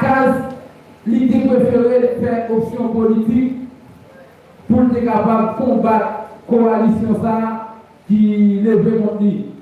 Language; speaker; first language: French; non-native, local second language; Haitian Creole